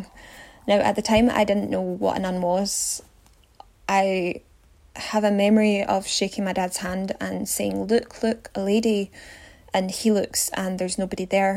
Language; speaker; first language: English; native; English